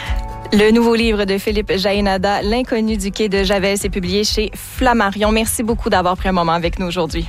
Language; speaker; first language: French; native; French